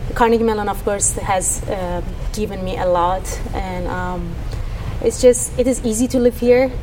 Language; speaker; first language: English; non-native, fluent; Persian